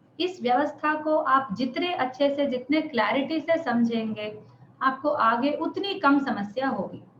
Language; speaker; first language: Hindi; non-native, local second language; Telugu